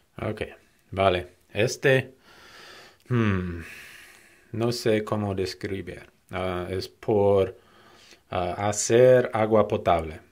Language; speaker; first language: Spanish; non-native, learner; English